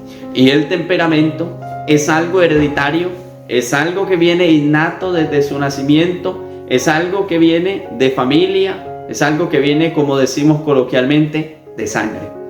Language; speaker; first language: Spanish; native; Spanish